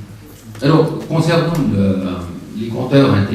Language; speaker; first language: French; native; French